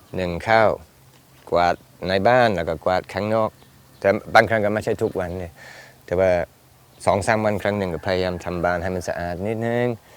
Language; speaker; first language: Thai; non-native, fluent; English